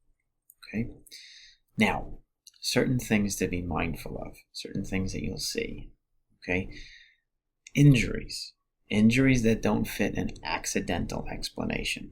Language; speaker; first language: English; native; English